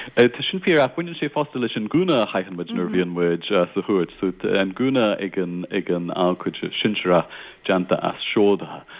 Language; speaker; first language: Irish; non-native, local second language; English